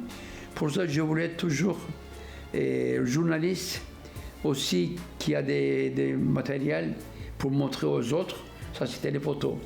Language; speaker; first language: French; non-native, fluent; Turkish